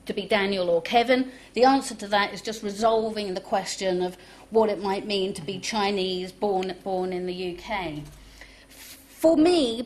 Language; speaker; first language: English; non-native, local second language; French